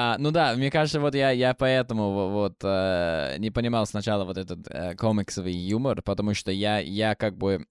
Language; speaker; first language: Russian; non-native, fluent; English